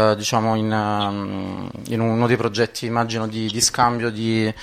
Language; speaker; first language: Italian; native; Italian